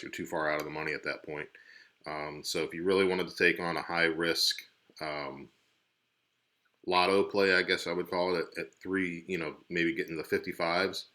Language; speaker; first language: English; native; English